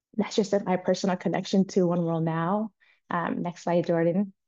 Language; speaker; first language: English; native; English